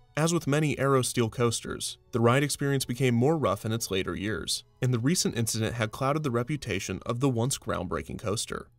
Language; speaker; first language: English; native; English